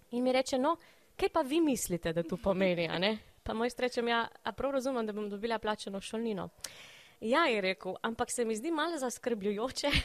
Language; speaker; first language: Slovenian; native; Slovenian